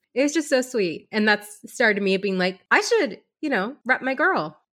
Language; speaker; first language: English; early bilingual, other home language; Hindi